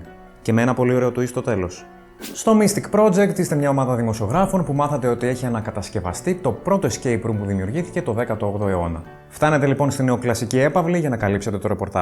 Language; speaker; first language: Greek; native; Greek